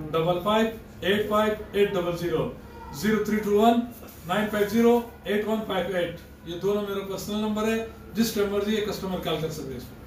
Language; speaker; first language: Urdu; non-native, local second language; Pashto